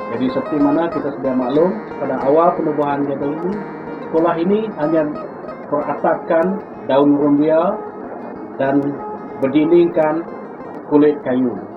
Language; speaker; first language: Malay; non-native, local second language; Iban